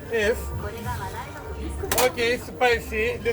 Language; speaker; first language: English; non-native, learner; Turkish